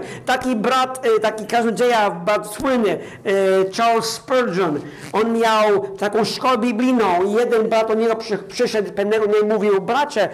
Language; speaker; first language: Polish; non-native, fluent; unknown